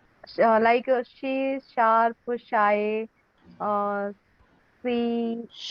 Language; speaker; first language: English; non-native, learner; Hindi